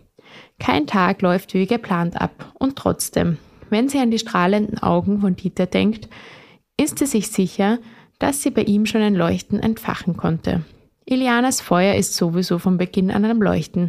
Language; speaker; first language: German; native; German